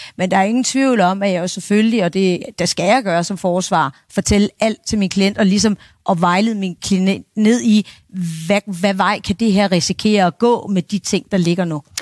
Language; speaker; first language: Danish; native; Danish